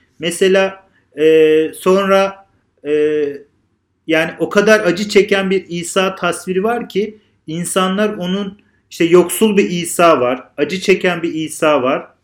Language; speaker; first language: Turkish; native; Turkish